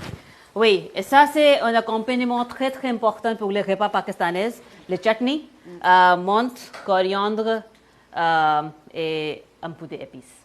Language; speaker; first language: French; non-native, learner; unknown